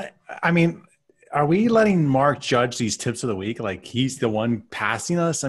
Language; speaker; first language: English; native; English